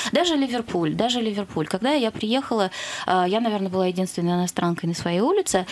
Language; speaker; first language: Russian; native; Russian